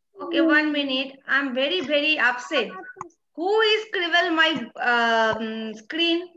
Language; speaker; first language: English; non-native, learner; Bangla